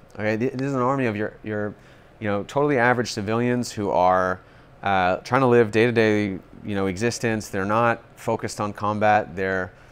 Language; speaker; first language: English; native; English